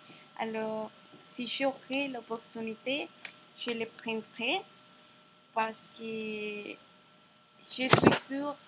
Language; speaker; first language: French; non-native, learner; Spanish